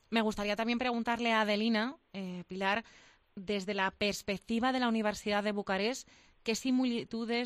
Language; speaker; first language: Spanish; native; Spanish